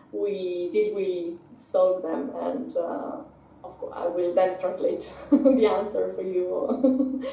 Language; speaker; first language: English; non-native, fluent; Italian